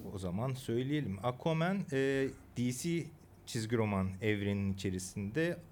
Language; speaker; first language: Turkish; early bilingual, other home language; Korean